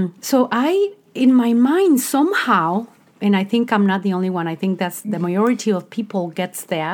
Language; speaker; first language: English; non-native, fluent; Spanish